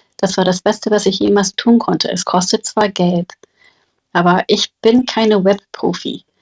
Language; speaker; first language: German; non-native, fluent; English